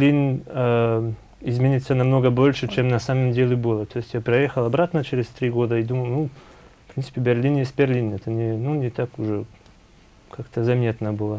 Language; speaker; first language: Russian; non-native, fluent; German